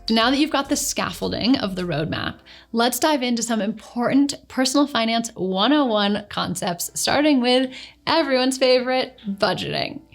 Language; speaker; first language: English; native; English